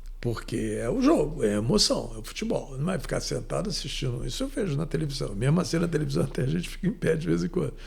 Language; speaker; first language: Portuguese; native; Portuguese